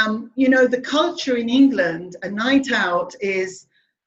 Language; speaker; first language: English; native; English